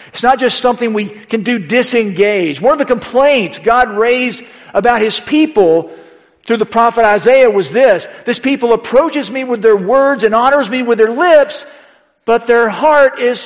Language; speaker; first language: English; native; English